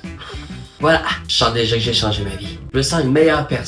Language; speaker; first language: French; native; French